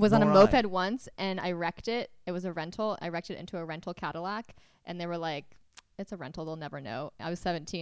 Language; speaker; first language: English; early bilingual, other home language; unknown